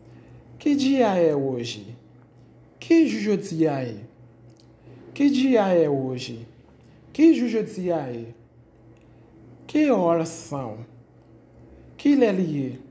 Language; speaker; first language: Portuguese; non-native, fluent; Haitian Creole